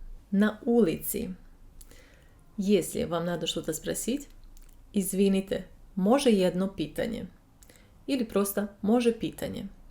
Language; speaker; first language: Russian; non-native, fluent; Serbian